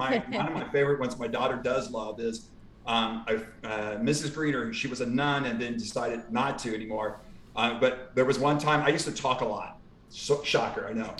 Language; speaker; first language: English; native; English